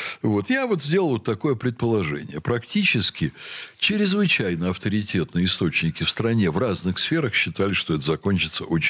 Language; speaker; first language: Russian; native; Russian